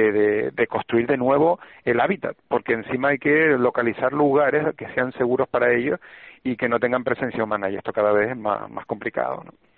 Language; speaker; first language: Spanish; native; Spanish